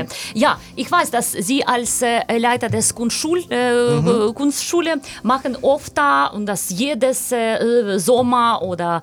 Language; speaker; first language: German; non-native, learner; Ukrainian